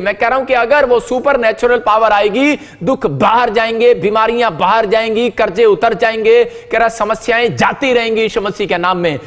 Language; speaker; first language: Hindi; non-native, local second language; Punjabi